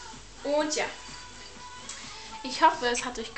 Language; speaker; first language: German; native; German